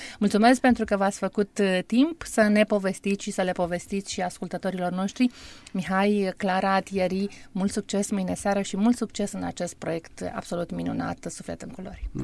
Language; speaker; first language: Romanian; native; Romanian